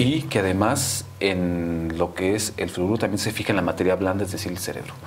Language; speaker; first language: Spanish; native; Spanish